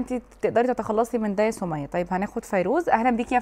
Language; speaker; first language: Arabic; native; Arabic